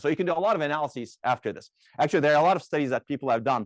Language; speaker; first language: English; non-native, fluent; Turkish